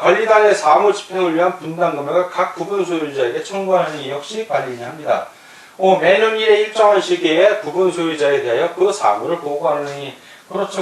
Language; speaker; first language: Korean; native; Korean